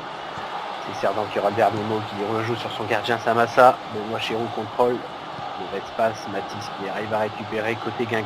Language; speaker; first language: French; native; French